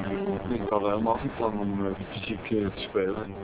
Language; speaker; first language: Dutch; native; Dutch